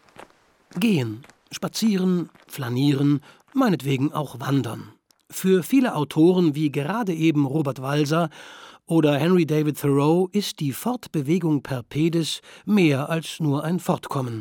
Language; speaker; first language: German; native; German